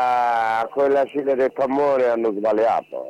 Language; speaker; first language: Italian; non-native, learner; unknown